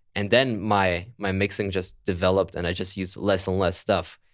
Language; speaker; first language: English; non-native, fluent; German